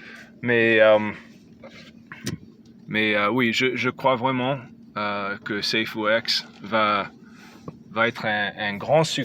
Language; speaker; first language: French; non-native, fluent; English